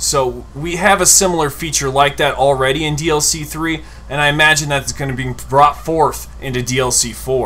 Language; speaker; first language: English; native; English